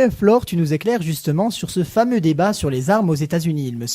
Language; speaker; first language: French; native; French